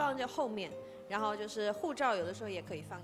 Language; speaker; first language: Chinese; native; Chinese